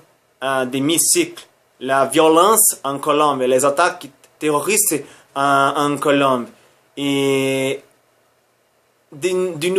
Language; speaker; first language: French; non-native, learner; Spanish